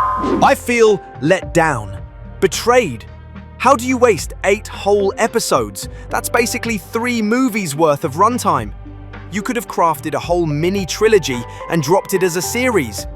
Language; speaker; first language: English; native; English